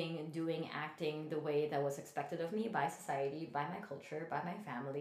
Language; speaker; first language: English; non-native, local second language; Filipino